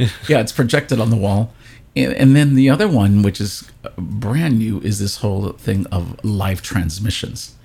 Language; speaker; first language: English; native; English